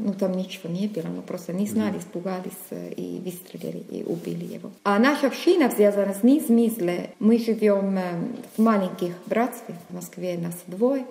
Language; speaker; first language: Russian; non-native, fluent; Italian